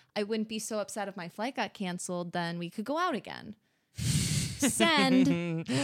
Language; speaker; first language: English; native; English